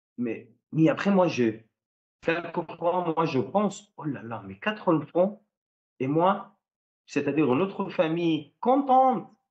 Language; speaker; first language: French; non-native, fluent; Arabic